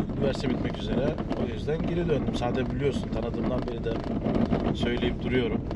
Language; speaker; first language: Turkish; early bilingual, heritage; Turkish